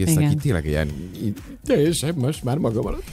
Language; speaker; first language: Hungarian; native; Hungarian